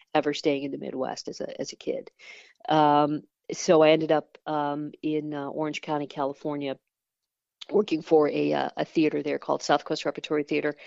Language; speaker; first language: English; native; English